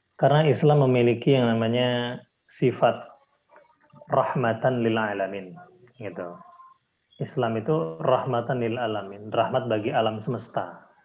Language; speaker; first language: Indonesian; native; Indonesian